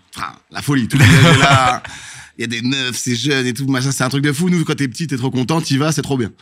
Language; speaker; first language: French; native; French